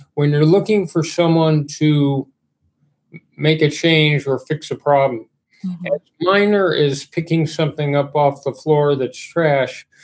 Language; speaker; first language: English; native; English